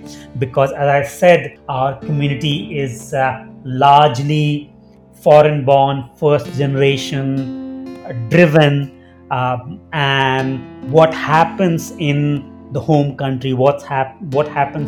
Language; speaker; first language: English; non-native, local second language; Hindi